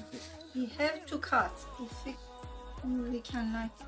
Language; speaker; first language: English; non-native, learner; Turkish